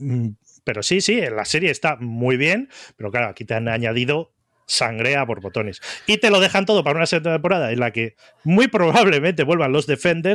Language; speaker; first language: Spanish; native; Spanish